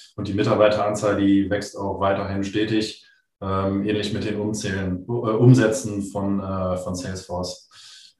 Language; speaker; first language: German; native; German